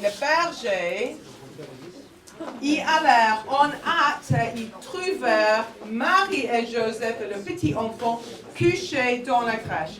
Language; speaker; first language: French; non-native, fluent; English